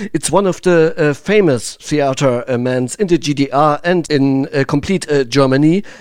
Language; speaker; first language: English; non-native, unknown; German